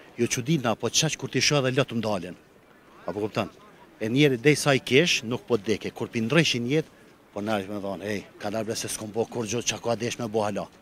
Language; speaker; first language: Albanian; native; Albanian